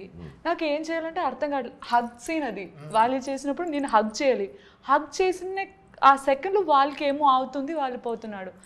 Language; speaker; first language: Telugu; non-native, learner; Malayalam